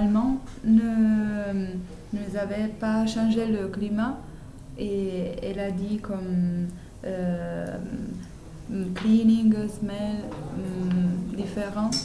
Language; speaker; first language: French; non-native, learner; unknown